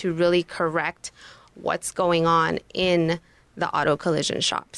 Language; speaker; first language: English; non-native, fluent; Spanish